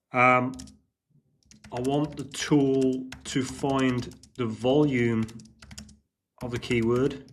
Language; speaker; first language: English; native; English